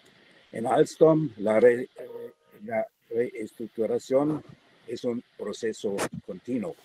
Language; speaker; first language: Spanish; non-native, fluent; German